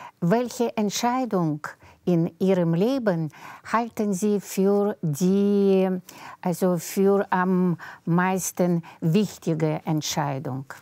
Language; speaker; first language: German; non-native, fluent; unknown